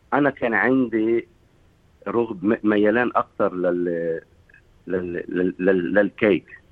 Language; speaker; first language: Arabic; native; Arabic